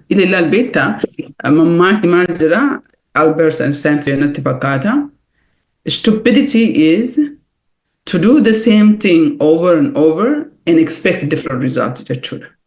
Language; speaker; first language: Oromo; early bilingual, heritage; Oromo